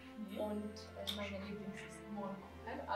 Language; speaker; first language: German; non-native, learner; Polish